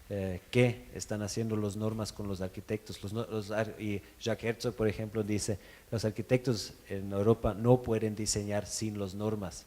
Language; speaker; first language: Spanish; non-native, fluent; German